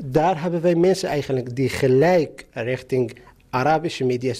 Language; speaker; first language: Dutch; non-native, fluent; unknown